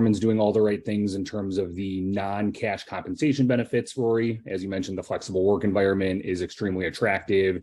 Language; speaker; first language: English; native; English